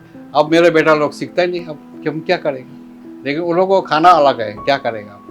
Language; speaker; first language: Hindi; non-native, local second language; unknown